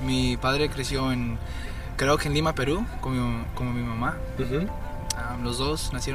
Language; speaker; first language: Spanish; early bilingual, heritage; Spanish